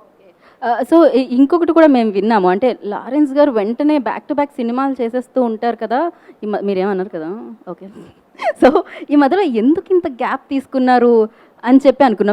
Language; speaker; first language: Telugu; native; Telugu